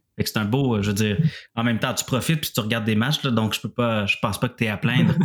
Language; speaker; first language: French; native; French